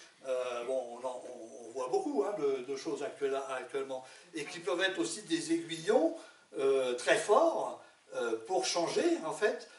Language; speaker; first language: French; native; French